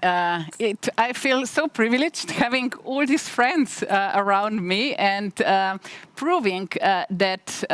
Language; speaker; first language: English; non-native, fluent; Slovenian